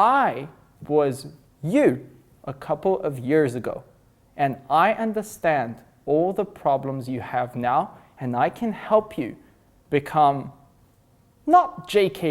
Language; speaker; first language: English; non-native, fluent; Russian